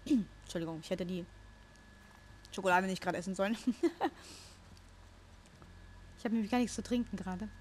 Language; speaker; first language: German; native; German